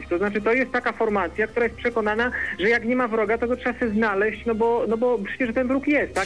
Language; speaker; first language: Polish; native; Polish